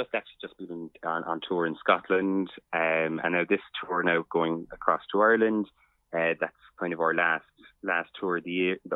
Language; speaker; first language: English; native; English